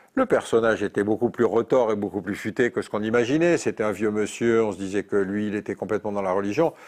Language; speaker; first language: French; native; French